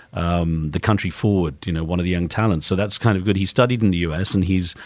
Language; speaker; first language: English; native; English